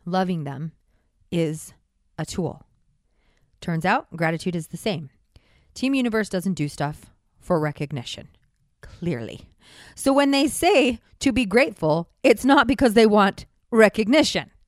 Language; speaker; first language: English; native; English